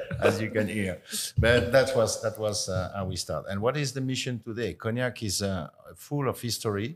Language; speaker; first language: English; non-native, fluent; French